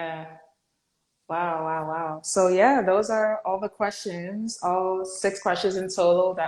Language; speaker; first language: English; native; English